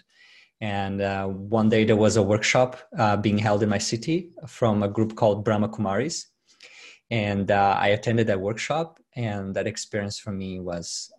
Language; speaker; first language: English; non-native, fluent; Portuguese